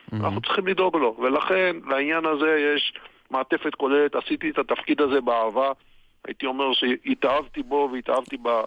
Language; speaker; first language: Hebrew; native; Hebrew